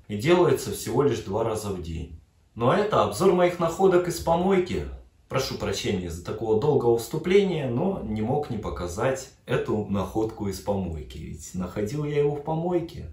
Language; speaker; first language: Russian; native; Russian